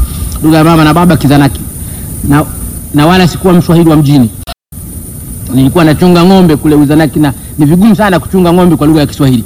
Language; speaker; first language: Swahili; non-native, local second language; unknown